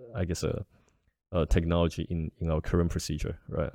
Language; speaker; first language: English; non-native, fluent; Chinese